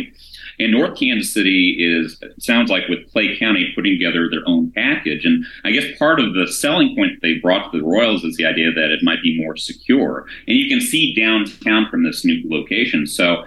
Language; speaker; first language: English; native; English